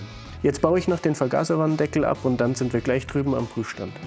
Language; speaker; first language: German; native; German